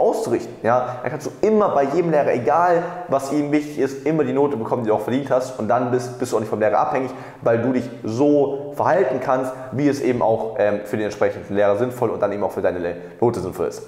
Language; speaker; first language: German; native; German